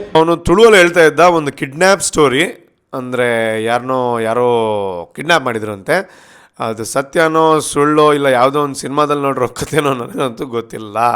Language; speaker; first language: Kannada; non-native, local second language; Tulu